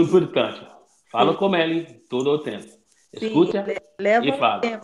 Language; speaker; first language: Portuguese; non-native, learner; English